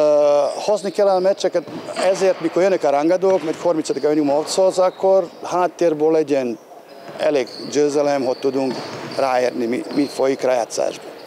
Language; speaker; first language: Hungarian; non-native, fluent; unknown